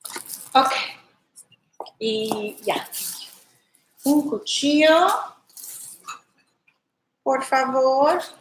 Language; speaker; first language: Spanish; non-native, learner; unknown